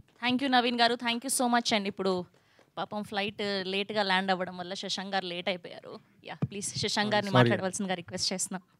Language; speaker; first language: Telugu; native; Telugu